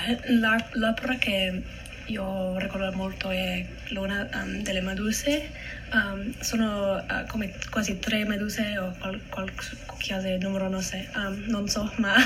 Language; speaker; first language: Italian; non-native, learner; English